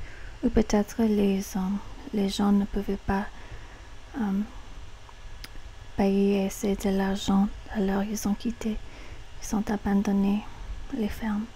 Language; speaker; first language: French; non-native, learner; English